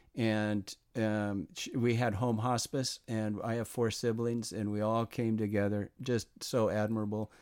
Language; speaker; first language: English; native; English